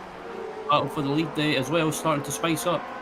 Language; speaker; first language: English; native; English